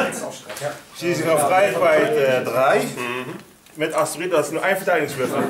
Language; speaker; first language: German; native; German